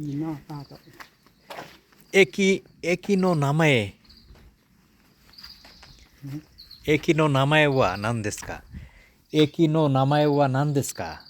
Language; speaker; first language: Japanese; non-native, learner; Bangla